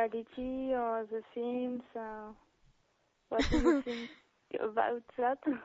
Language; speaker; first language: English; non-native, learner; French